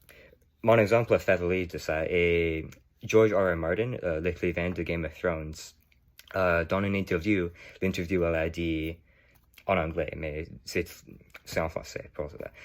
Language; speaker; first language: French; non-native, learner; English